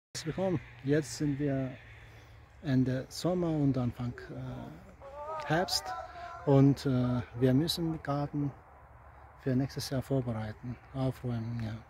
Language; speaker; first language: German; non-native, fluent; Turkish